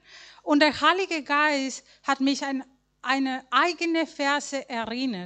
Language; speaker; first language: German; non-native, learner; Spanish